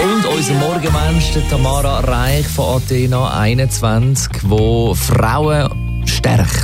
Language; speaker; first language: German; native; German